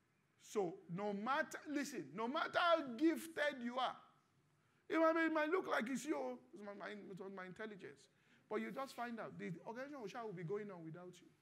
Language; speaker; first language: English; non-native, local second language; Yoruba